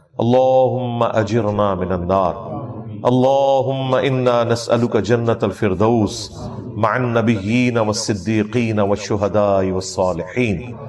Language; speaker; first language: Urdu; non-native, local second language; Punjabi